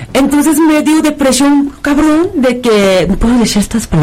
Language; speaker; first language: Spanish; non-native, fluent; Korean